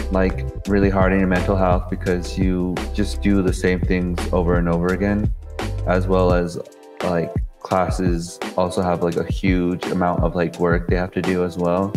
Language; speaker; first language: English; native; English